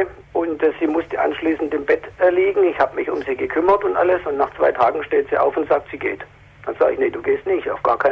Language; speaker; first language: German; native; German